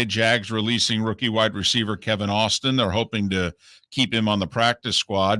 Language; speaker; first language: English; native; English